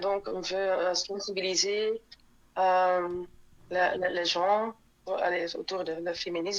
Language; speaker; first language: French; non-native, local second language; Dutch